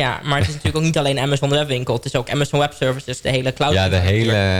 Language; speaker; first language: Dutch; native; Dutch